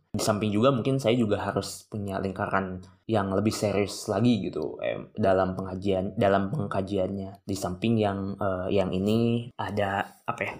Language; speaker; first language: Indonesian; non-native, local second language; Sundanese